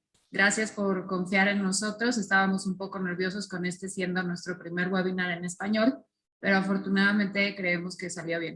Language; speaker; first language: Spanish; native; Spanish